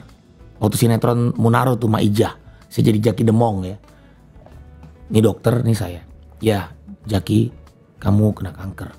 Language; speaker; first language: Indonesian; native; Indonesian